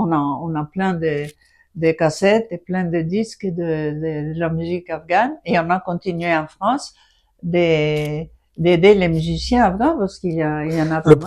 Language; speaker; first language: French; non-native, fluent; Greek